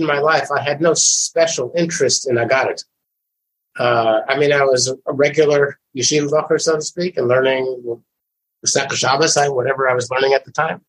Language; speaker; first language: English; native; English